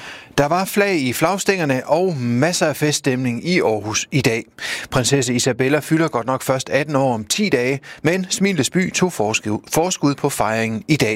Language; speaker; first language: Danish; native; Danish